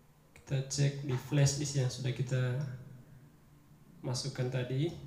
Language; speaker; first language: Indonesian; native; Indonesian